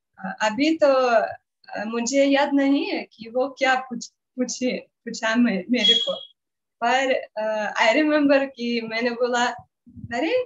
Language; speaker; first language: Hindi; non-native, learner; Russian